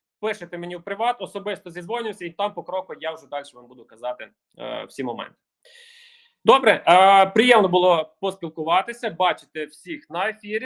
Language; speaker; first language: Ukrainian; native; Ukrainian